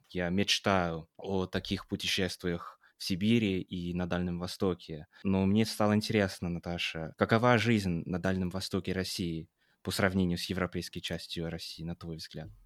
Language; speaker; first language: Russian; non-native, fluent; English